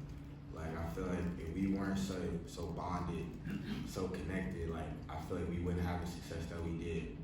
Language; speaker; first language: English; native; English